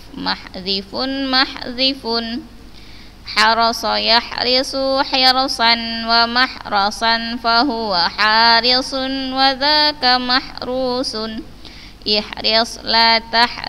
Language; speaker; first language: Arabic; non-native, fluent; Indonesian